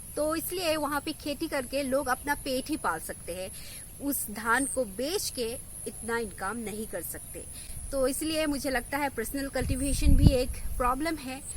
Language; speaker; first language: Hindi; non-native, local second language; Assamese